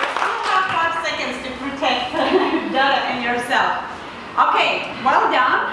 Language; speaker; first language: English; non-native, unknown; Latvian